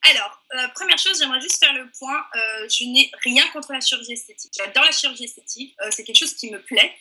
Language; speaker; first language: French; early bilingual, other home language; Persian